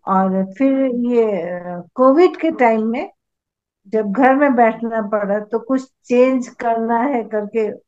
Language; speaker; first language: Hindi; native; Hindi